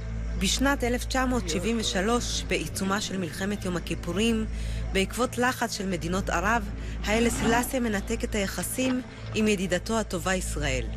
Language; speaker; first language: Hebrew; native; Hebrew